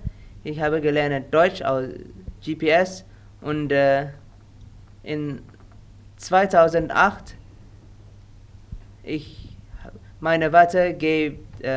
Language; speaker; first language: German; non-native, learner; Indonesian